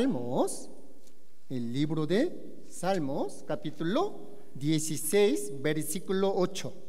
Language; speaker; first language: Spanish; non-native, learner; Korean